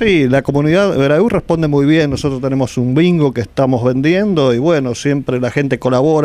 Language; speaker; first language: Spanish; native; Spanish